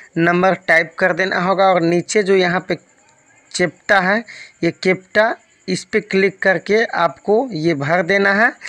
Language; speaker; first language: Hindi; native; Hindi